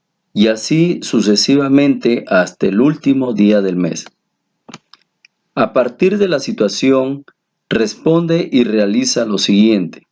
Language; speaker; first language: Spanish; native; Spanish